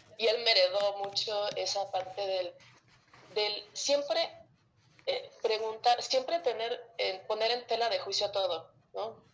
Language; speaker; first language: Spanish; early bilingual, other home language; Russian